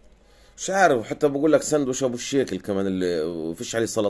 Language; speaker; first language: Arabic; native; Arabic